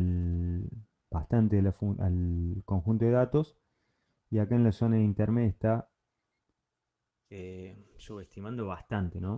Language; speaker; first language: Spanish; native; Spanish